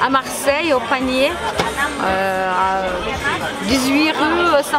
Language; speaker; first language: French; non-native, learner; Ukrainian